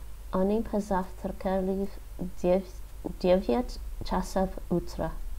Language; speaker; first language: Russian; non-native, learner; English